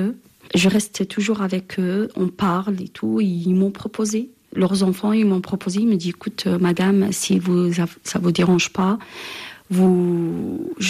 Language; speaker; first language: French; non-native, local second language; Arabic